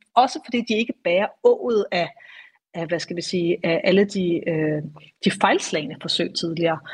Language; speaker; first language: Danish; native; Danish